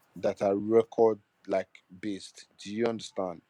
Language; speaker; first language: English; non-native, local second language; Yoruba